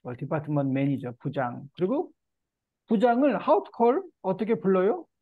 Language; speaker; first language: Korean; native; Korean